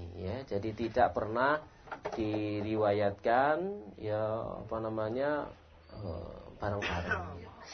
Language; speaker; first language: Indonesian; non-native, local second language; Javanese